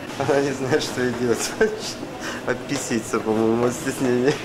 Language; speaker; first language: Russian; native; Russian